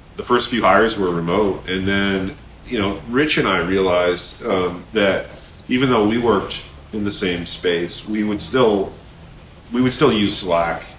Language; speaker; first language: English; native; English